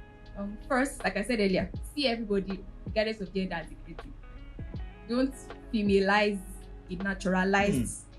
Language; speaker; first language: English; non-native, local second language; Yoruba